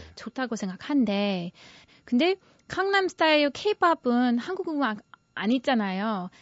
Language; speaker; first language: Korean; non-native, fluent; English